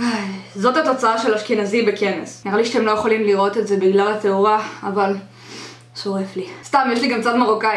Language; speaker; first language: Hebrew; native; Hebrew